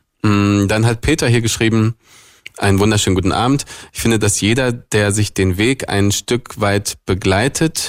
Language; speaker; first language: German; native; German